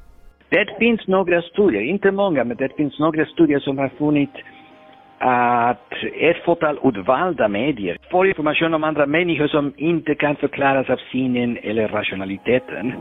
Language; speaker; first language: Swedish; non-native, fluent; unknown